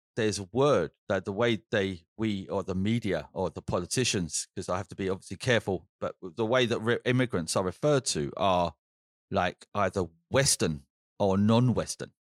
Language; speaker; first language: English; native; English